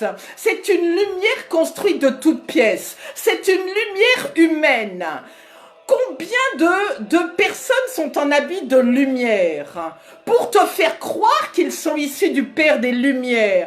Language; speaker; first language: French; native; French